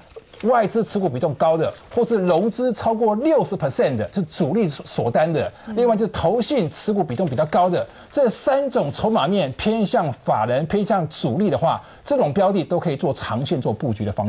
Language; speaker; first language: Chinese; native; Chinese